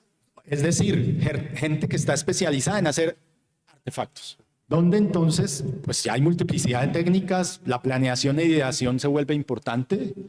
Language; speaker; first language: Spanish; native; Spanish